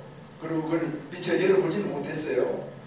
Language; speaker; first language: Korean; native; Korean